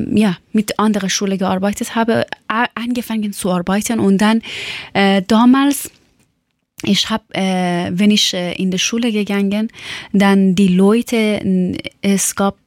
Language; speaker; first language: German; non-native, learner; Persian